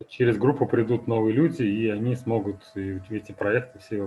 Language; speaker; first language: Russian; native; Russian